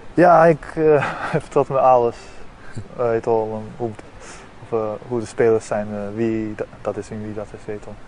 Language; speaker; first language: Dutch; early bilingual, heritage; Dutch